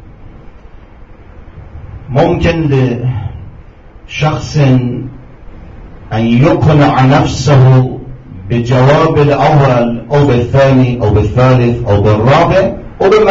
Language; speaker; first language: Arabic; non-native, fluent; Persian